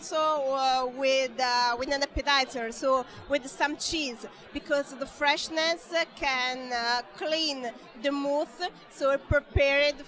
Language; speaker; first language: English; non-native, learner; Italian